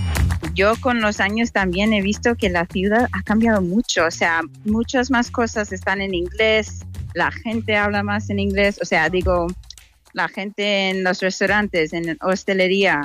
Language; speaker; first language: Spanish; non-native, fluent; English